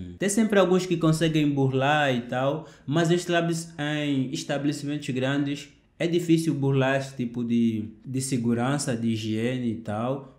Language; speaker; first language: Portuguese; native; Portuguese